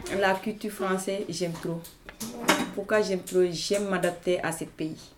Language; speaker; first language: French; non-native, local second language; Wolof